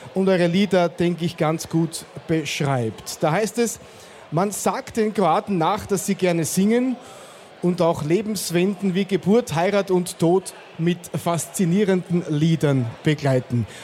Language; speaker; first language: German; native; German